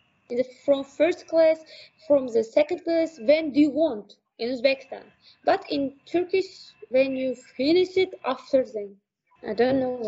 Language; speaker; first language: English; non-native, learner; Uzbek